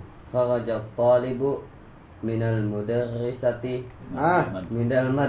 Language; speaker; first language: Arabic; non-native, learner; Indonesian